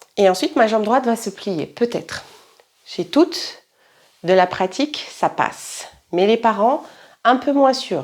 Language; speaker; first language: French; native; French